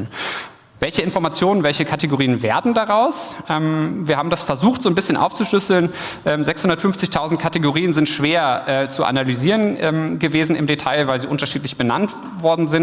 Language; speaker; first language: German; native; German